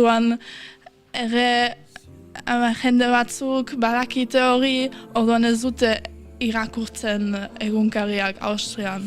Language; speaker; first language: Basque; non-native, fluent; German